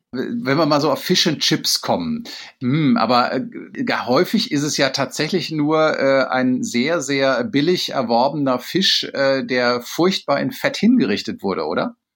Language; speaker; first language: German; native; German